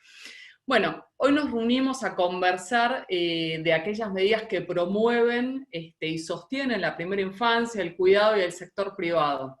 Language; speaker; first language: Spanish; native; Spanish